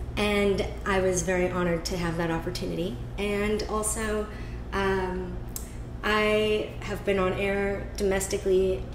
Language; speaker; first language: English; native; English